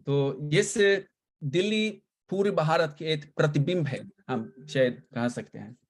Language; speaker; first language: Hindi; non-native, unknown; Swedish